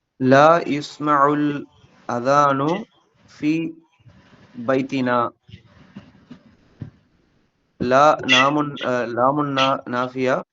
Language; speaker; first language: Arabic; non-native, learner; Tamil